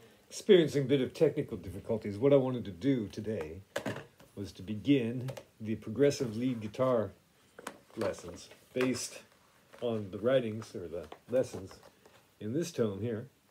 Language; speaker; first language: English; native; English